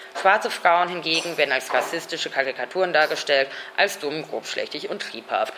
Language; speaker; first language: German; native; German